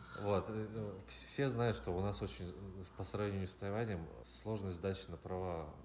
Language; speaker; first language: Russian; native; Russian